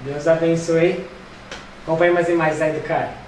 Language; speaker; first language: Portuguese; native; Portuguese